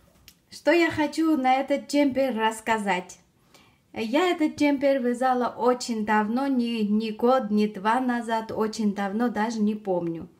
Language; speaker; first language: Russian; non-native, fluent; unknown